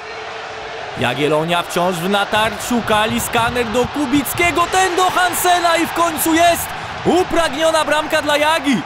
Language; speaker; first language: Polish; native; Polish